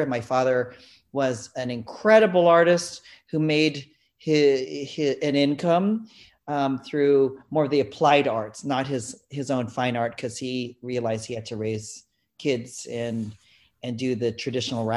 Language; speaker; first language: English; native; English